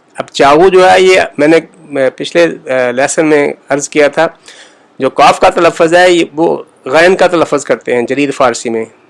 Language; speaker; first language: Urdu; native; Urdu